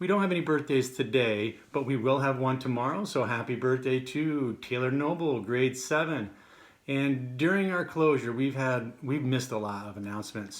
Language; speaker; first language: English; native; English